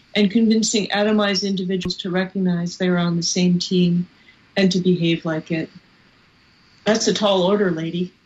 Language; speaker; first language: English; native; English